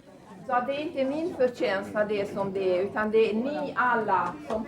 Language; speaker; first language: Swedish; non-native, fluent; Hungarian